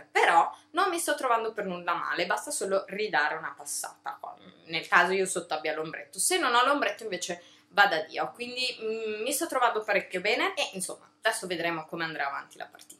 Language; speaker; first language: Italian; native; Italian